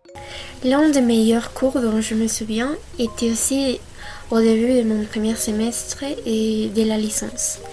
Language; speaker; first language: French; non-native, fluent; Spanish